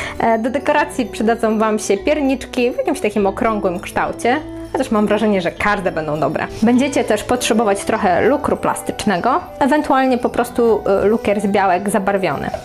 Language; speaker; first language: Polish; native; Polish